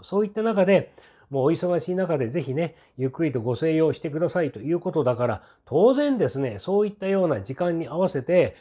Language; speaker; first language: Japanese; native; Japanese